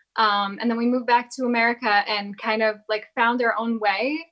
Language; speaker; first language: English; native; English